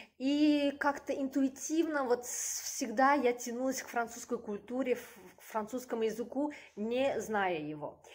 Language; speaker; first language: Russian; native; Russian